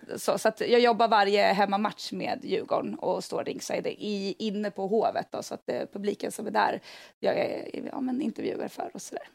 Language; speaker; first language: Swedish; native; Swedish